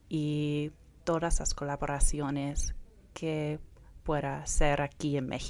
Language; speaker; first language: Spanish; non-native, fluent; English